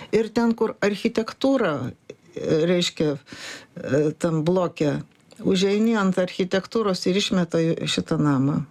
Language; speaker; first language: Lithuanian; early bilingual, heritage; Lithuanian